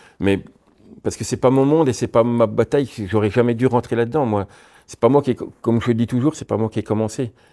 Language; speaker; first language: French; native; French